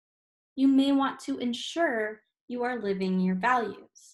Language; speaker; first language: English; native; English